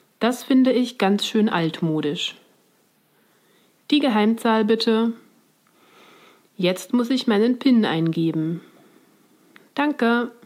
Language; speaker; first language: German; non-native, fluent; Swiss German